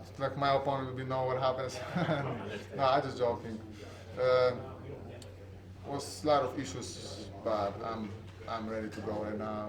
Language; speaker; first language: English; non-native, fluent; Polish